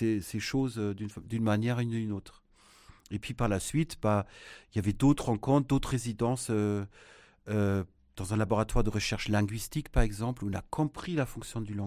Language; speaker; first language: French; non-native, fluent; German